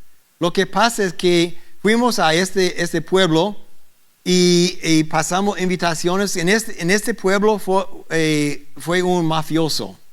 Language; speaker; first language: Spanish; non-native, learner; English